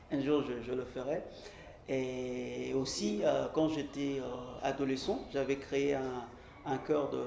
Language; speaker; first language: French; non-native, local second language; Lingala